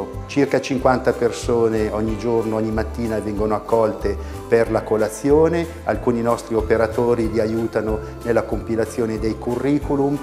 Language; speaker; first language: Italian; native; Italian